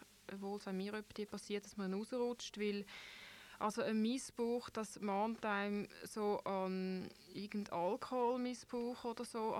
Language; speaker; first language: German; native; German